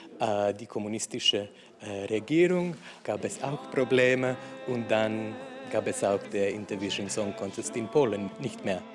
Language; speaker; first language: German; non-native, fluent; English